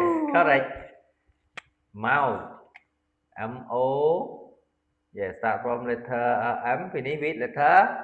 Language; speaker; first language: English; non-native, learner; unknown